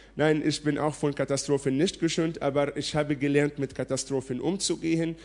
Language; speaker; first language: German; non-native, fluent; Arabic